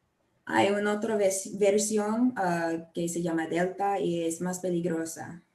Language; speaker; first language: Spanish; non-native, learner; English